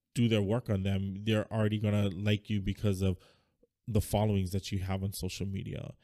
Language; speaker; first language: English; native; English